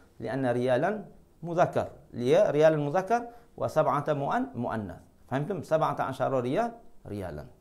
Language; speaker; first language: Arabic; non-native, fluent; Malay